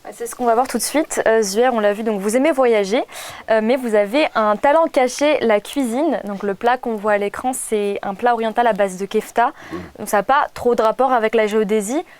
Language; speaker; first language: French; native; French